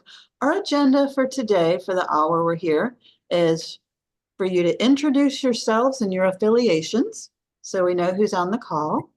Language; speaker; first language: English; native; English